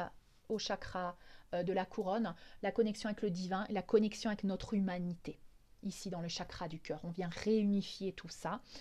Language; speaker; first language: French; native; French